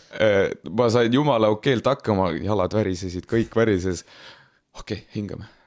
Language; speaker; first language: Estonian; non-native, local second language; Russian